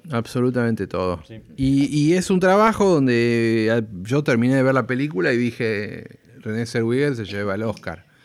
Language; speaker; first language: Spanish; native; Spanish